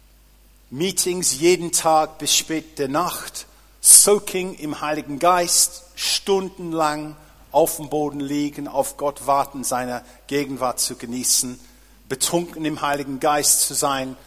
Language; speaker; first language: German; non-native, fluent; English